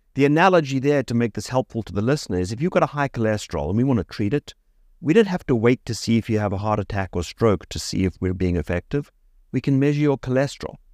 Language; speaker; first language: English; native; English